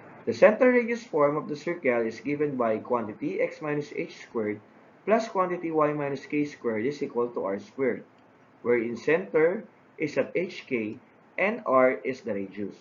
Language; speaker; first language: English; non-native, local second language; Filipino